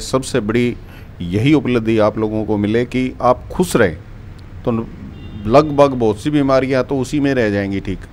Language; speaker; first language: Hindi; native; Hindi